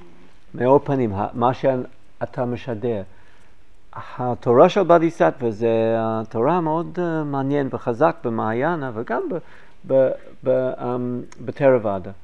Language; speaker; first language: Hebrew; non-native, fluent; English